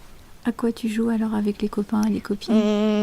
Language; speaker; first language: French; native; French